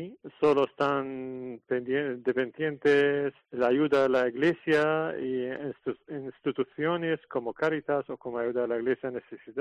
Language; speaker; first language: Spanish; non-native, learner; Arabic